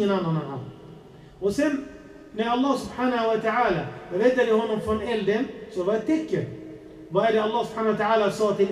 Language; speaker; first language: Swedish; non-native, fluent; Arabic